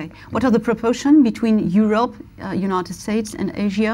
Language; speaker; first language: English; non-native, fluent; French